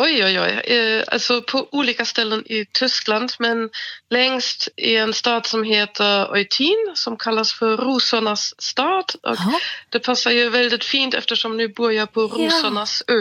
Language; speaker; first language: Swedish; non-native, fluent; German